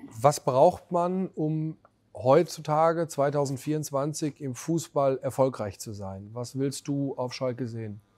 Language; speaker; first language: German; native; German